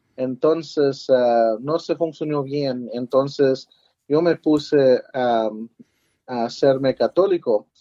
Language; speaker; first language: Spanish; early bilingual, heritage; English